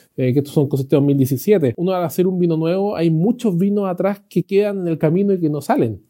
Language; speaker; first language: Spanish; native; Spanish